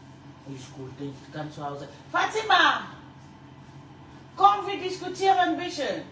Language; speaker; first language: German; non-native, learner; French